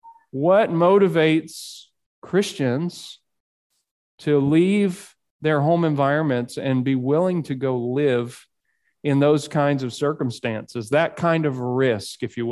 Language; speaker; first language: English; early bilingual, other home language; Spanish